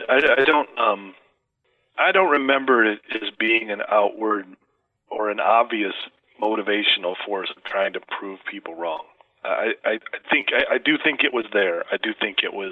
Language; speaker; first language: English; native; English